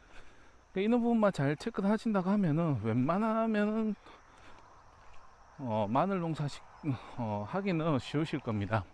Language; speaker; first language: Korean; native; Korean